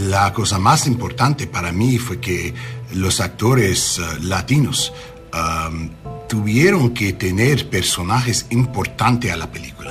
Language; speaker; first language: Spanish; non-native, learner; English